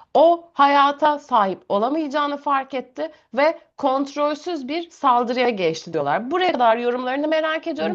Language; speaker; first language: Turkish; native; Turkish